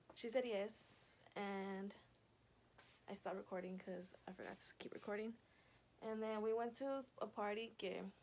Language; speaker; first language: English; early bilingual, other home language; Spanish